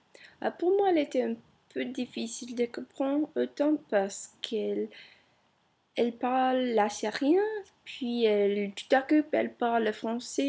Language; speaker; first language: French; non-native, learner; English